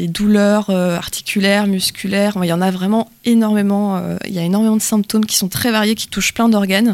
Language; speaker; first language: French; native; French